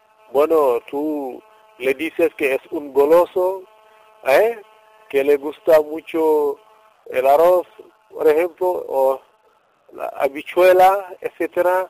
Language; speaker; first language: Spanish; non-native, fluent; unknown